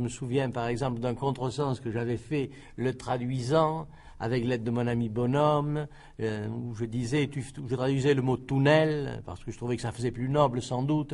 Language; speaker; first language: French; native; French